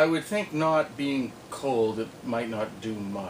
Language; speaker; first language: English; native; English